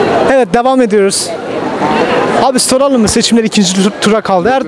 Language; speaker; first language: Turkish; native; Turkish